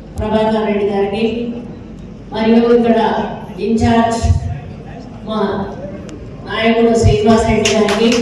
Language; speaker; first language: Telugu; native; Telugu